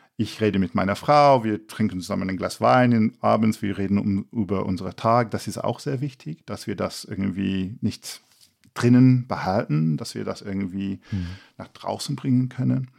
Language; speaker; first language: German; non-native, fluent; English